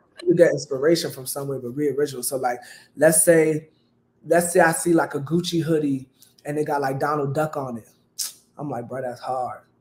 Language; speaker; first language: English; native; English